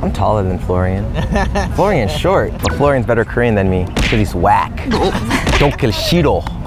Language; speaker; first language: English; native; English